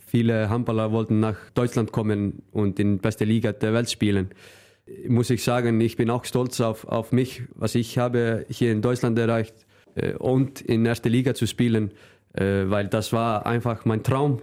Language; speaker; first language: German; non-native, fluent; Icelandic